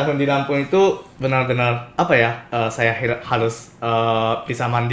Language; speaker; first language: Indonesian; non-native, fluent; Japanese